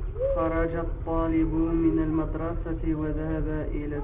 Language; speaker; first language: Arabic; non-native, learner; French